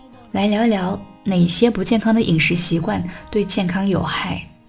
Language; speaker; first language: Chinese; native; Chinese